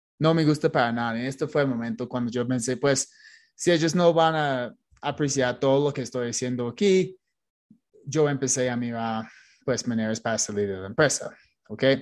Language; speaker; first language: Spanish; non-native, fluent; English